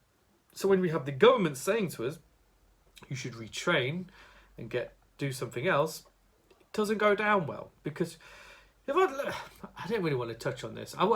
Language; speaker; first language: English; native; English